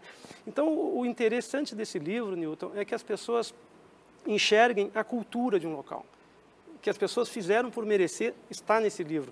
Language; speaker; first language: Portuguese; native; Portuguese